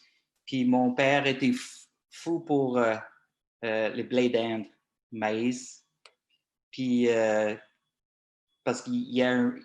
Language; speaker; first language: French; non-native, local second language; English